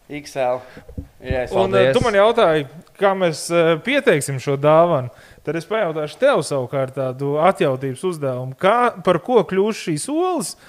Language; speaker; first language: Latvian; native; Latvian